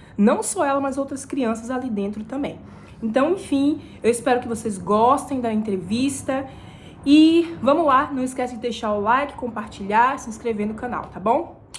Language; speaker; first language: Portuguese; native; Portuguese